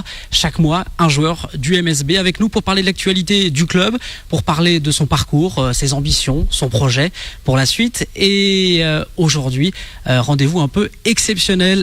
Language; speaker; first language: French; native; French